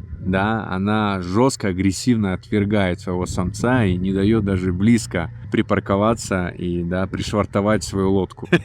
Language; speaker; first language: Russian; native; Russian